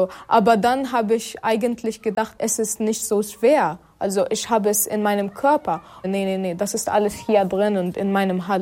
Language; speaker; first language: German; non-native, learner; Arabic